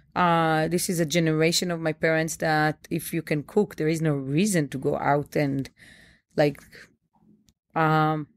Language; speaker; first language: English; non-native, fluent; Hebrew